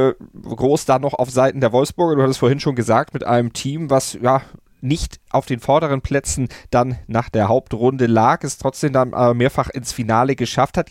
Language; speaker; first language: German; native; German